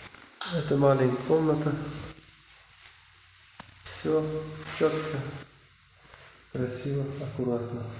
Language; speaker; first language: Russian; non-native, learner; Uzbek